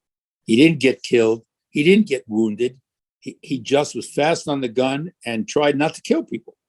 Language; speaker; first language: English; native; English